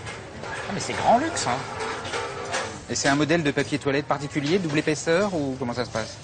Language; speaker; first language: French; native; French